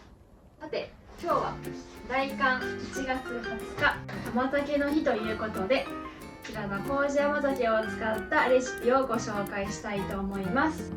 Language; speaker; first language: Japanese; native; Japanese